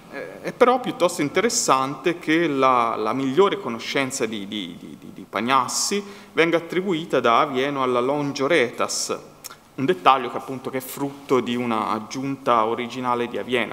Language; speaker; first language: Italian; native; Italian